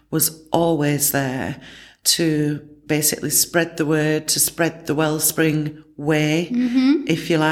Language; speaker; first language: English; native; English